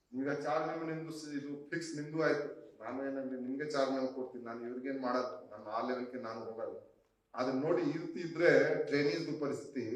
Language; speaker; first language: Kannada; non-native, fluent; Hindi